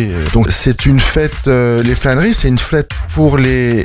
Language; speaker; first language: French; native; French